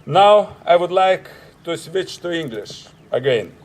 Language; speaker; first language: English; non-native, fluent; Lithuanian